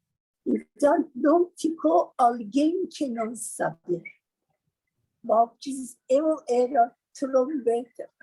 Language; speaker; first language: Portuguese; non-native, learner; Persian